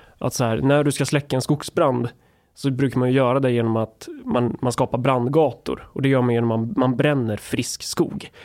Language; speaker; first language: Swedish; native; Swedish